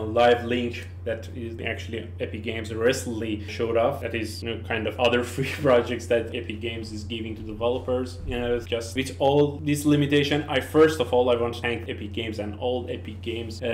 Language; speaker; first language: English; non-native, learner; Persian